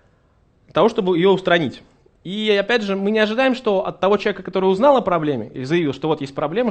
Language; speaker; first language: Russian; native; Russian